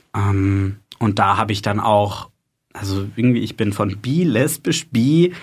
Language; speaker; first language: German; native; German